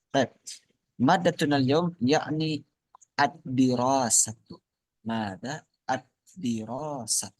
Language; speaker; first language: Arabic; non-native, fluent; Indonesian